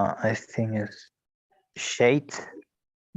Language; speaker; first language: English; non-native, learner; Spanish